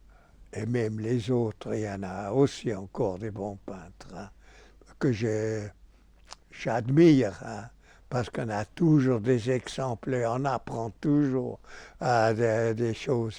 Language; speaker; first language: French; non-native, local second language; German